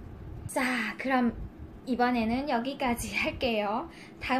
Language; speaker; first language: Korean; non-native, fluent; Thai